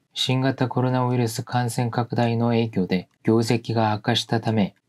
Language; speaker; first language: Japanese; non-native, fluent; Korean